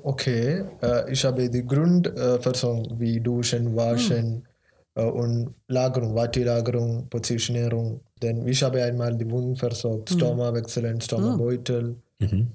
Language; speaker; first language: German; non-native, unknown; Malayalam